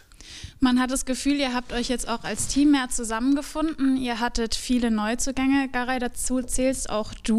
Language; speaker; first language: German; native; German